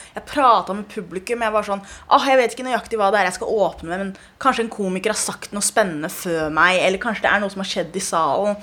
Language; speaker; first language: Norwegian; early bilingual, other home language; Somali